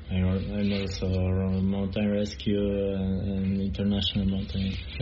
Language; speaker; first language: English; non-native, learner; Polish